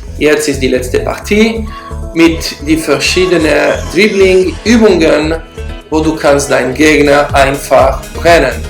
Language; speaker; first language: German; non-native, learner; French